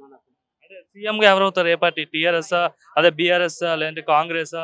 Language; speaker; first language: Telugu; native; Telugu